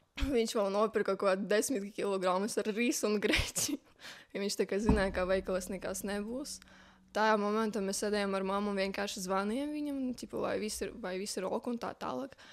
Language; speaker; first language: Latvian; non-native, learner; Ukrainian